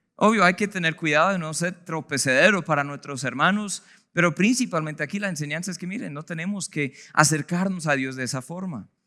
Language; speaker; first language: Spanish; non-native, fluent; English